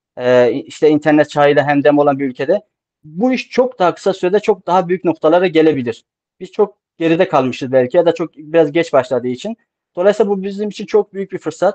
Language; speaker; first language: Turkish; native; Turkish